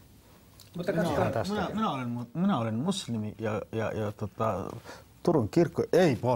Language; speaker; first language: Finnish; non-native, learner; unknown